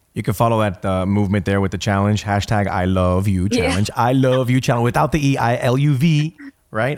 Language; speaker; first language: English; early bilingual, other home language; Spanish